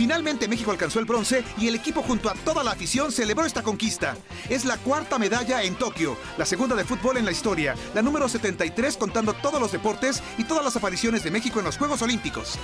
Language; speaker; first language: Spanish; native; Spanish